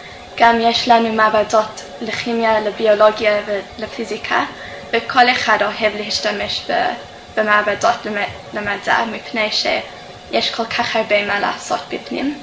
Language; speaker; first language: Hebrew; non-native, fluent; English